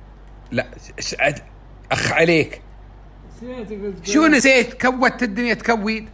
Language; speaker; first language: Arabic; native; Arabic